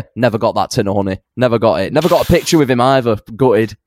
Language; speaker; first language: English; native; English